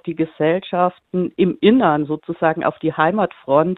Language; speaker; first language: German; native; German